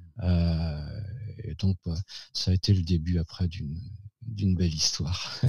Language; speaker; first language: French; native; French